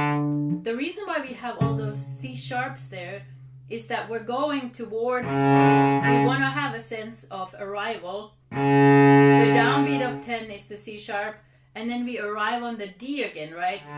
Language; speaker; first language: English; non-native, fluent; Finnish